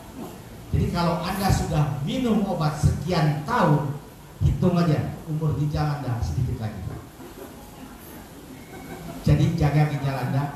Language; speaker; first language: Indonesian; native; Indonesian